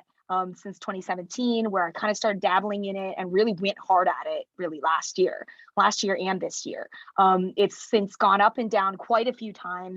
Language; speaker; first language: English; early bilingual, other home language; Chinese